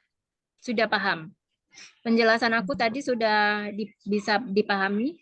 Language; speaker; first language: Indonesian; native; Indonesian